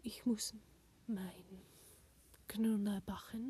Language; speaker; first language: German; non-native, learner; English